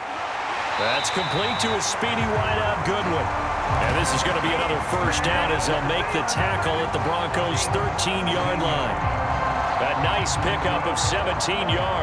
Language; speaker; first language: English; native; English